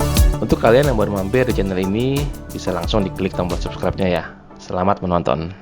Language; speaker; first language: Indonesian; native; Indonesian